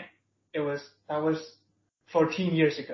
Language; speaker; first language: English; non-native, local second language; Cantonese